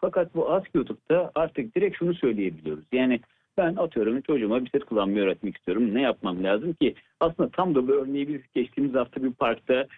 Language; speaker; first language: Turkish; native; Turkish